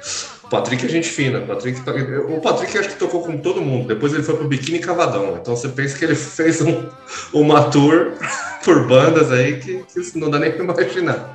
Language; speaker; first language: Portuguese; native; Portuguese